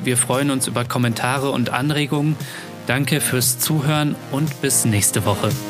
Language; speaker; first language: German; native; German